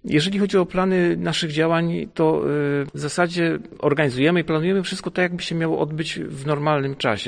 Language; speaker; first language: Polish; native; Polish